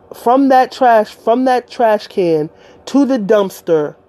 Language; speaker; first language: English; native; English